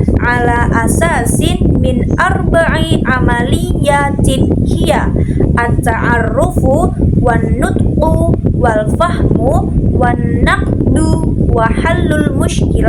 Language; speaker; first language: Arabic; non-native, learner; Indonesian